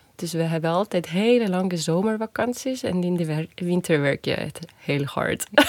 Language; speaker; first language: Dutch; non-native, fluent; Estonian